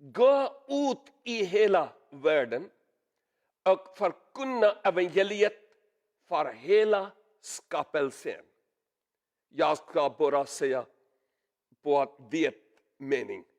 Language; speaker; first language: Swedish; non-native, learner; Urdu